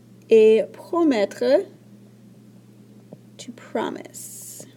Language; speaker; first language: French; non-native, fluent; English